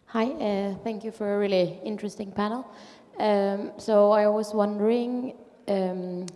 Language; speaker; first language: English; non-native, fluent; Korean